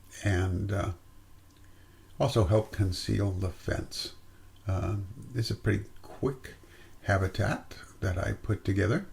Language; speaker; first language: English; native; English